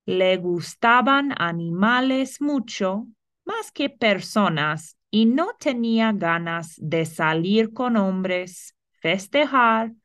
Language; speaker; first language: Spanish; non-native, fluent; English